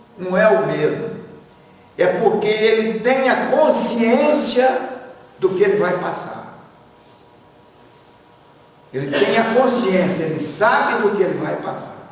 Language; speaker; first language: Portuguese; native; Portuguese